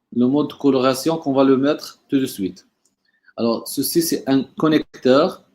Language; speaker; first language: French; non-native, local second language; Arabic